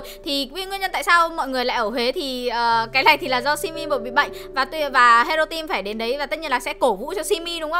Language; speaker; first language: Vietnamese; native; Vietnamese